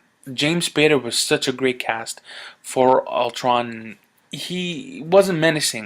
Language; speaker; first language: English; native; English